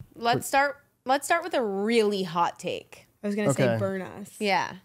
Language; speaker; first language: English; native; English